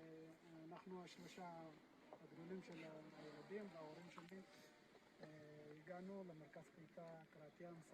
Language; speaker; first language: Hebrew; non-native, fluent; Amharic